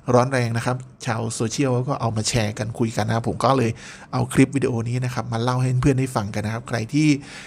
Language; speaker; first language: Thai; native; Thai